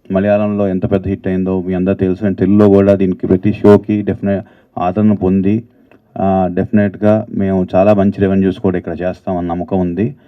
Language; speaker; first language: Telugu; native; Telugu